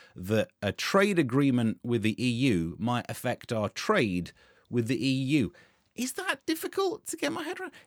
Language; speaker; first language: English; native; English